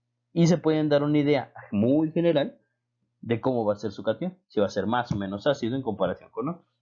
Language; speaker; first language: Spanish; native; Spanish